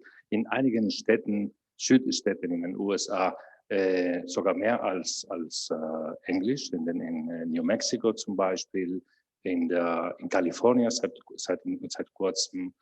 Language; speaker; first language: German; non-native, fluent; Spanish